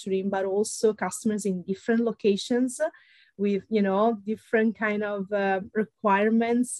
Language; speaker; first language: English; non-native, fluent; Italian